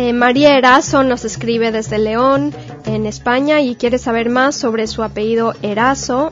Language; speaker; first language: Spanish; native; Spanish